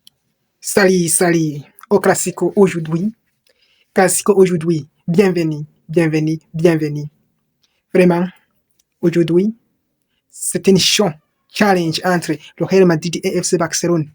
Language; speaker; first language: French; non-native, local second language; Kinyarwanda